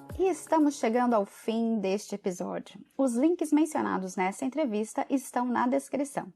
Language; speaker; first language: Portuguese; native; Portuguese